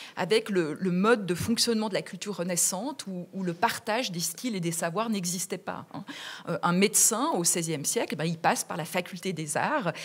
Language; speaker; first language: French; native; French